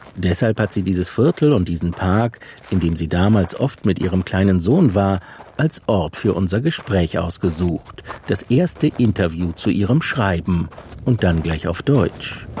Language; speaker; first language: German; native; German